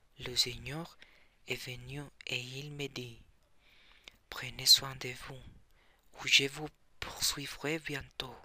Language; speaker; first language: French; non-native, learner; Spanish